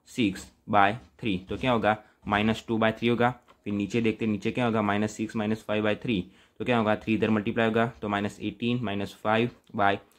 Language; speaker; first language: Hindi; non-native, local second language; Gujarati